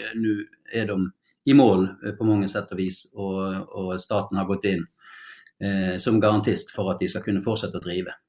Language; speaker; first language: Swedish; non-native, fluent; Norwegian